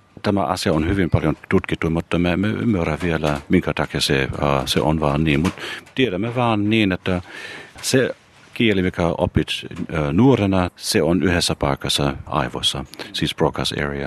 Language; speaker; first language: Finnish; non-native, fluent; German